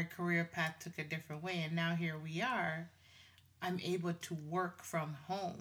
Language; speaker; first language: English; non-native, local second language; Swahili